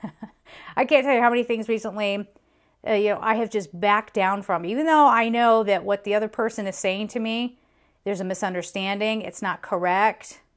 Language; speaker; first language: English; native; English